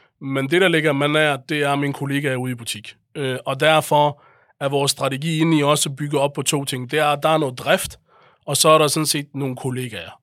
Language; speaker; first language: Danish; early bilingual, other home language; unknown